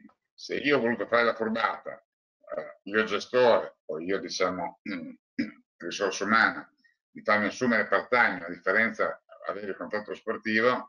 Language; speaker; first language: Italian; native; Italian